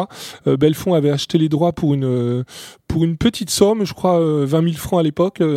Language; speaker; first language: French; native; French